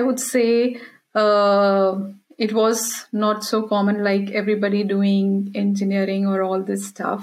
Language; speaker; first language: English; non-native, local second language; Hindi